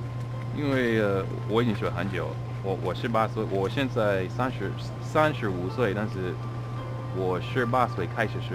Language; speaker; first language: Chinese; non-native, fluent; English